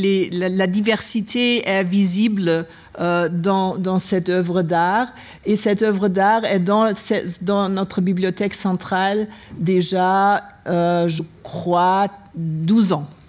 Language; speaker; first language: French; non-native, learner; German